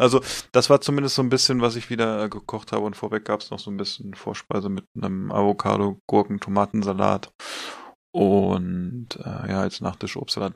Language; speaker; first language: German; native; German